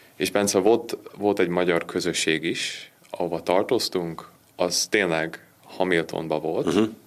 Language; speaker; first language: Hungarian; early bilingual, heritage; Hungarian